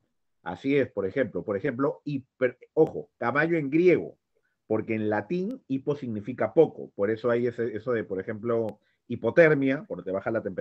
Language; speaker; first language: Spanish; native; Spanish